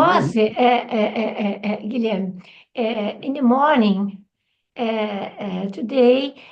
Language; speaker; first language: English; non-native, learner; Portuguese